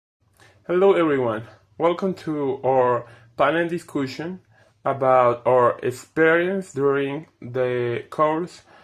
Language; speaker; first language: English; non-native, fluent; Spanish